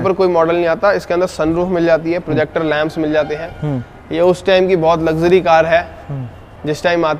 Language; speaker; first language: Hindi; native; Hindi